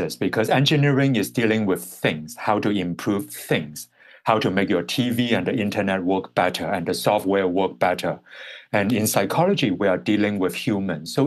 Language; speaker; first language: English; non-native, local second language; Cantonese